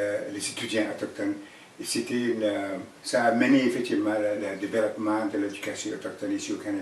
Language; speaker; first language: French; non-native, fluent; Cree